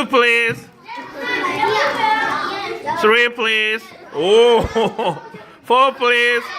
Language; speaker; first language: English; non-native, fluent; Korean